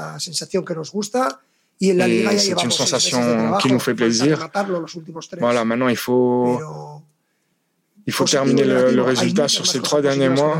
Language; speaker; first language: French; non-native, fluent; Spanish